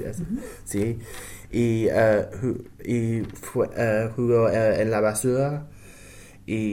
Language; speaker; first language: Spanish; non-native, learner; English